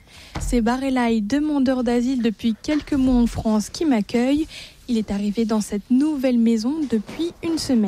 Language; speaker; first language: French; native; French